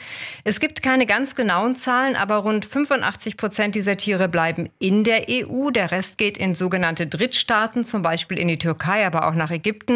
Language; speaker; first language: German; native; German